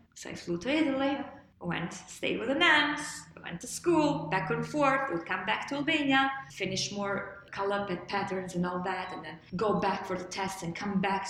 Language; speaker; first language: English; non-native, fluent; Albanian